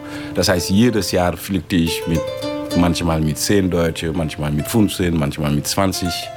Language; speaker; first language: German; non-native, fluent; Wolof